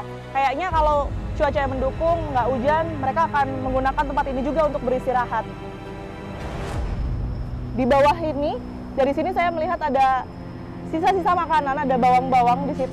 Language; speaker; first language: Indonesian; native; Indonesian